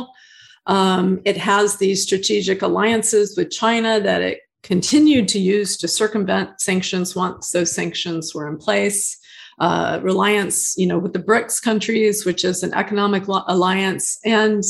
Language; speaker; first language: English; native; English